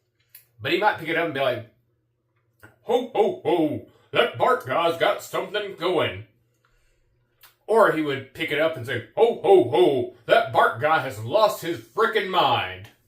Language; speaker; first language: English; native; English